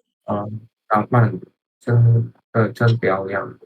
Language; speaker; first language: Chinese; non-native, learner; Indonesian